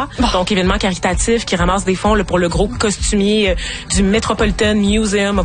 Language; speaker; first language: French; native; French